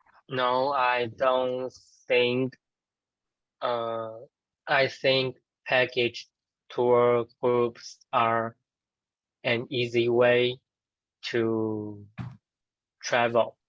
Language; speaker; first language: English; non-native, learner; Chinese